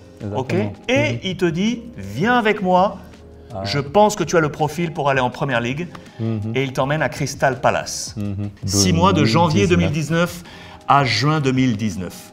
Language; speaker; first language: French; native; French